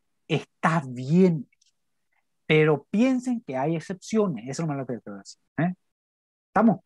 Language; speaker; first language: Spanish; native; Spanish